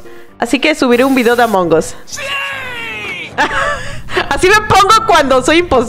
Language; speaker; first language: Spanish; native; Spanish